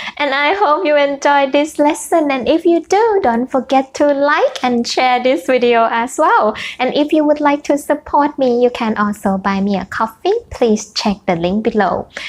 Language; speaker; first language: English; non-native, fluent; Thai